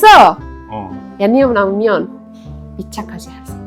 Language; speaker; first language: Korean; non-native, fluent; Arabic